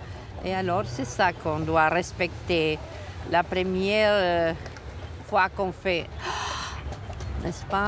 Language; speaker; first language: French; non-native, fluent; Spanish